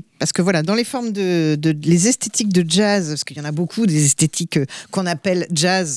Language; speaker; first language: French; native; French